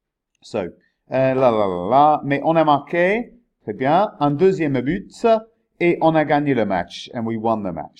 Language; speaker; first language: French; non-native, fluent; English